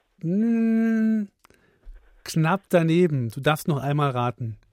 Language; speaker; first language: German; native; German